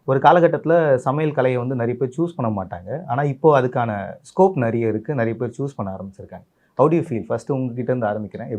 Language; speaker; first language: Tamil; native; Tamil